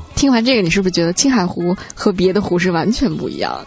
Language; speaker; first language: Chinese; native; Chinese